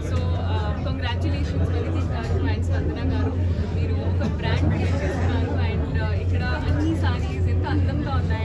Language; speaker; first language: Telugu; non-native, learner; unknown